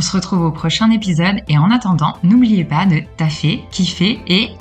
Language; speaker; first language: French; native; French